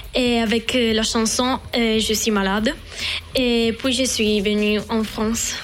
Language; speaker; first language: French; non-native, learner; Italian